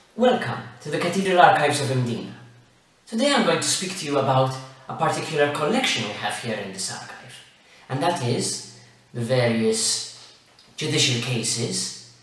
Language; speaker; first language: English; non-native, local second language; Maltese